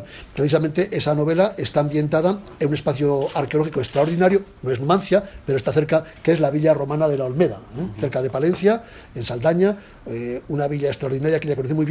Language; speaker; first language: Spanish; native; Spanish